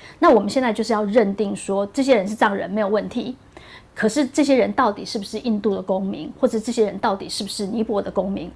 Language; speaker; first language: Chinese; native; Chinese